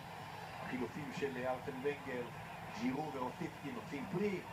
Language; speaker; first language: Hebrew; native; Hebrew